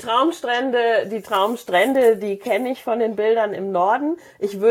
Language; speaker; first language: German; native; German